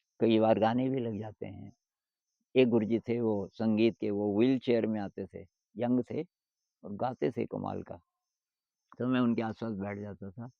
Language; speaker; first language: Hindi; native; Hindi